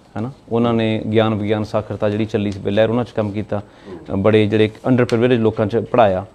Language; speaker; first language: Punjabi; native; Punjabi